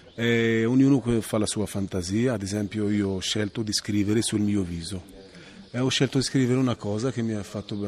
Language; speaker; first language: Italian; non-native, fluent; Arabic